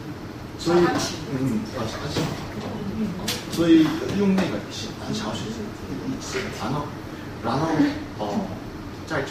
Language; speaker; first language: Chinese; non-native, fluent; Korean